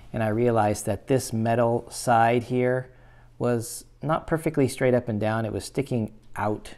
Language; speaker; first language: English; native; English